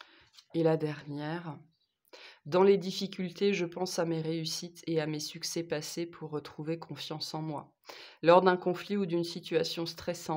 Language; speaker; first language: French; native; French